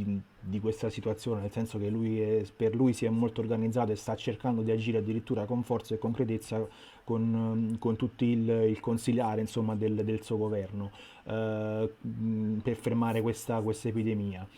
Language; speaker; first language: Italian; native; Italian